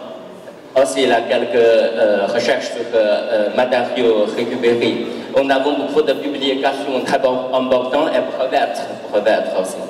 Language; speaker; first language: French; non-native, learner; Chinese